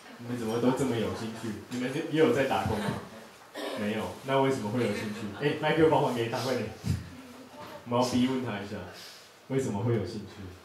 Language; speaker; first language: Chinese; native; Chinese